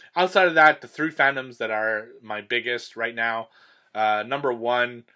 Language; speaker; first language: English; native; English